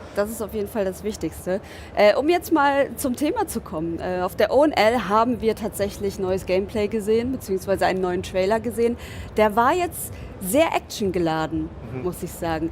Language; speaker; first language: German; native; German